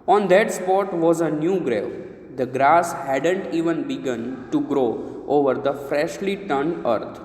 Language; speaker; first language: English; non-native, local second language; Gujarati